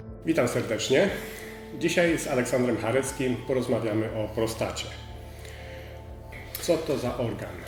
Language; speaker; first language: Polish; native; Polish